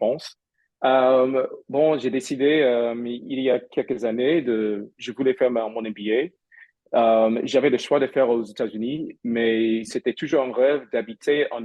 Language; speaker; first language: French; non-native, fluent; English